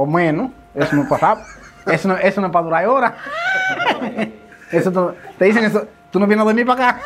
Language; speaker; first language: Spanish; native; Spanish